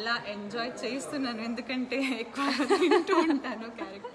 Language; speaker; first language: Telugu; non-native, learner; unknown